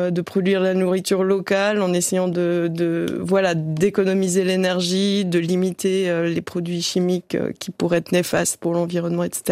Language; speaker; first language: French; native; French